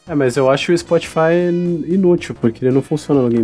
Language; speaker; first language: Portuguese; native; Portuguese